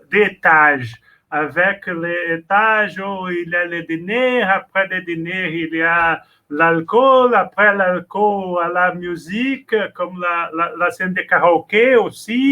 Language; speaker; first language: French; non-native, learner; Portuguese